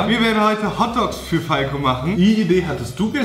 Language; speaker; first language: German; native; German